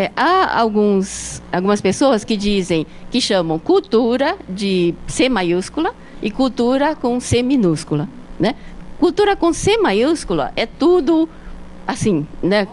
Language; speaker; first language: Portuguese; native; Portuguese